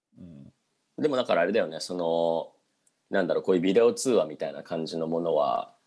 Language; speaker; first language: Japanese; native; Japanese